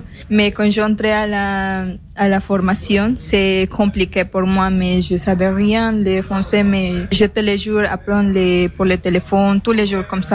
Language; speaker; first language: French; non-native, learner; Spanish